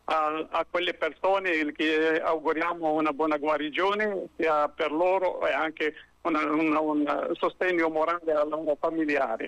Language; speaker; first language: Italian; non-native, fluent; Arabic